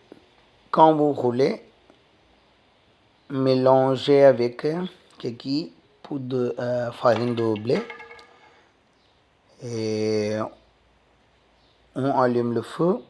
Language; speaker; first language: French; non-native, learner; Tamil